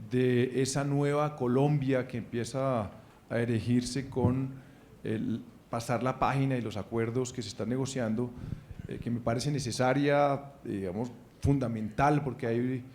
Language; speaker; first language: Spanish; native; Spanish